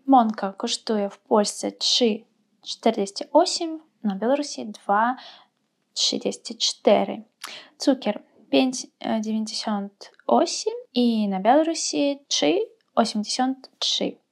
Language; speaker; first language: Polish; non-native, fluent; Russian